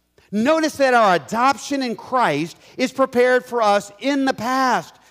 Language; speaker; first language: English; native; English